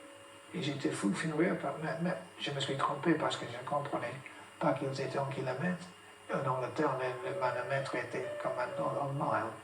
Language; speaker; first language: French; non-native, fluent; English